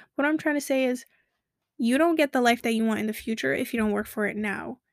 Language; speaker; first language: English; early bilingual, other home language; Kabuverdianu